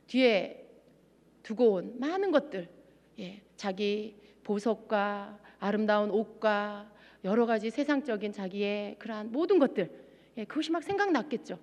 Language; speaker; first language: Korean; native; Korean